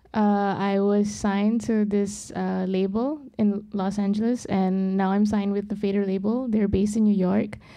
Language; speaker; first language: English; non-native, local second language; Malay